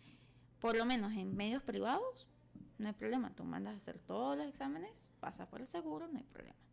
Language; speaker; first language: Spanish; native; Spanish